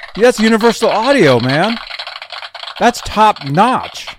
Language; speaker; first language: English; native; English